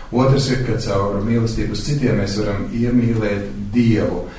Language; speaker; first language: Latvian; native; Latvian